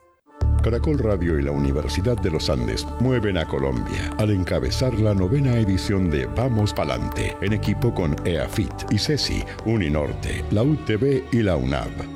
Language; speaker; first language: Spanish; native; Spanish